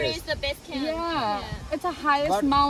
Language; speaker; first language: English; non-native, learner; Chinese